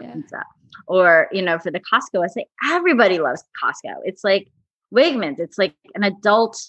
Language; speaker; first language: English; native; English